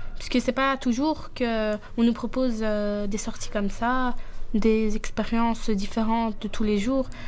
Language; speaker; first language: French; native; French